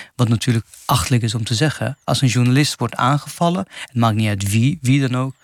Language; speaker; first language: Dutch; non-native, fluent; Arabic